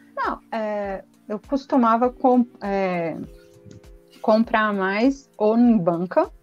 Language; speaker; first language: Portuguese; native; Portuguese